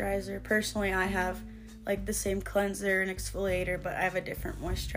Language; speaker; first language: English; native; English